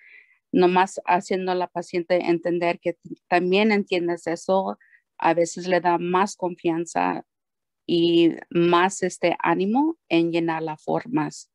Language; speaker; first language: Spanish; early bilingual, heritage; Spanish